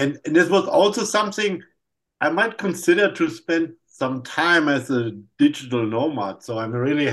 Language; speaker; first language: English; non-native, fluent; German